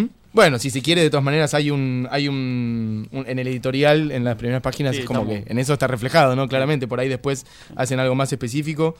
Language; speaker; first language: Spanish; native; Spanish